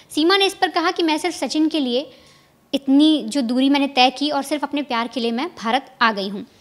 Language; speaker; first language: Hindi; native; Hindi